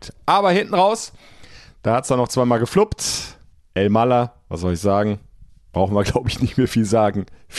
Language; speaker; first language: German; native; German